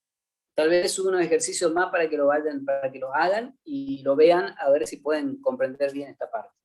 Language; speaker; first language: Spanish; native; Spanish